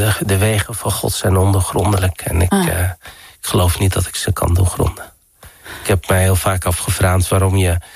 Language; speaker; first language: Dutch; early bilingual, other home language; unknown